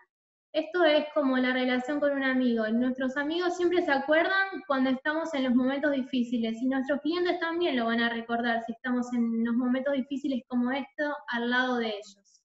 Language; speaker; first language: Spanish; native; Spanish